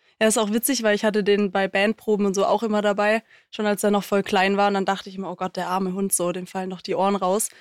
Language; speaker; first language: German; native; German